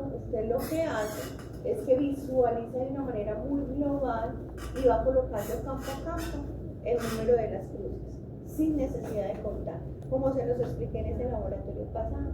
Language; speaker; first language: Spanish; native; Spanish